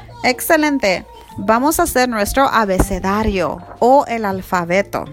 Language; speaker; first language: Spanish; early bilingual, heritage; Spanish